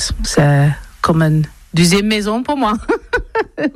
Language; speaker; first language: French; non-native, learner; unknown